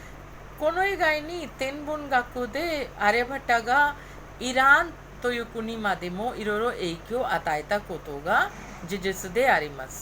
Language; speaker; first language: Japanese; non-native, fluent; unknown